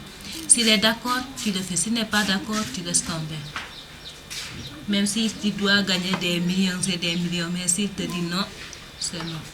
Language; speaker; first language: French; non-native, learner; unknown